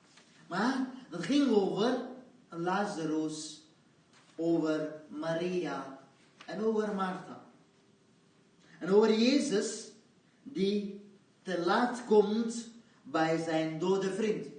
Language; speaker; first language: Dutch; non-native, fluent; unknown